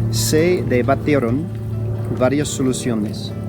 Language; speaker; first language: Spanish; non-native, fluent; English